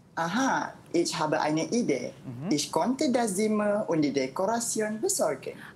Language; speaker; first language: German; non-native, learner; Malay